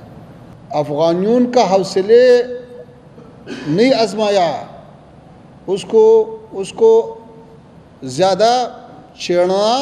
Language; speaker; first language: Hindi; non-native, fluent; Pashto